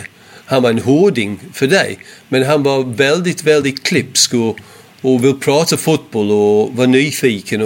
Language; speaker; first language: Swedish; non-native, fluent; English